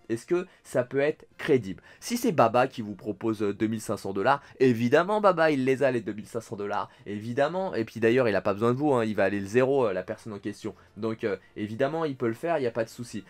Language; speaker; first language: French; native; French